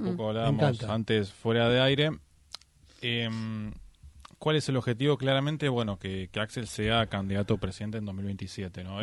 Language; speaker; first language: Spanish; native; Spanish